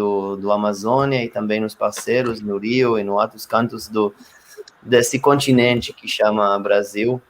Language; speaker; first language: Portuguese; non-native, fluent; Hebrew